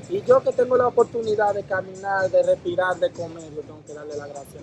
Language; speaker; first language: Spanish; native; Spanish